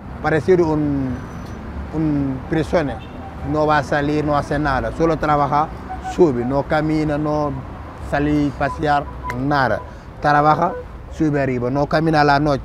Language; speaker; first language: Spanish; non-native, learner; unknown